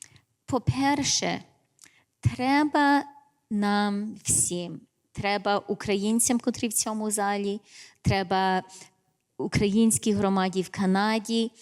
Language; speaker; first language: Ukrainian; early bilingual, heritage; English